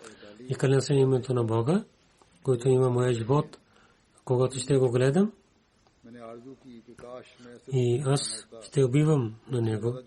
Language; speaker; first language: Bulgarian; non-native, learner; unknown